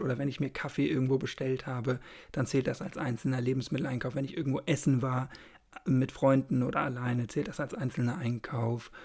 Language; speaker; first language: German; native; German